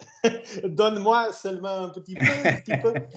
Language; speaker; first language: French; non-native, learner; Portuguese